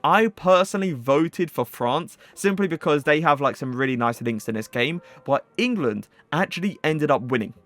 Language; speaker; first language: English; native; English